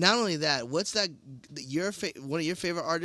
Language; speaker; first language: English; native; English